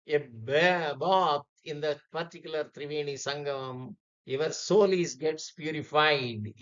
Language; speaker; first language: English; non-native, local second language; Telugu